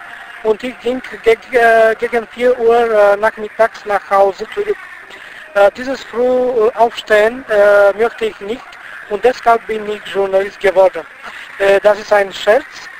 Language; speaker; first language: German; non-native, fluent; Bulgarian